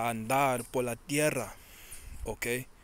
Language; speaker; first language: Spanish; early bilingual, heritage; Spanish